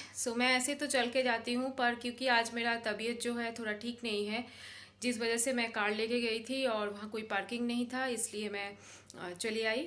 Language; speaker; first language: Hindi; non-native, local second language; Bangla